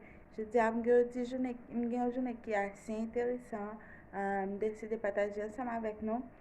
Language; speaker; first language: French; non-native, local second language; Haitian Creole